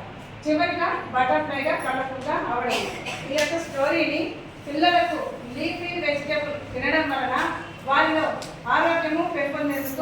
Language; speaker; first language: Telugu; native; Telugu